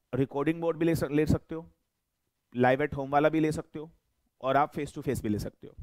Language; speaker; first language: Hindi; native; Hindi